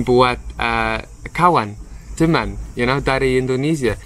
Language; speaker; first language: Indonesian; non-native, learner; English